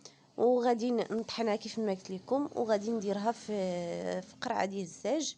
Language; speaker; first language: Arabic; native; Arabic